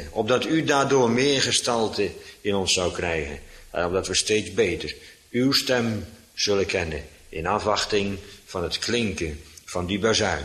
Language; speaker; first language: Dutch; native; Dutch